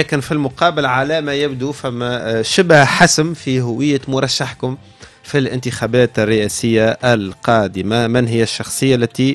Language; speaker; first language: Arabic; native; Arabic